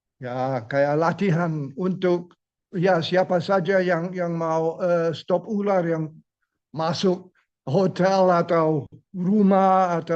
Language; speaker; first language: Indonesian; non-native, fluent; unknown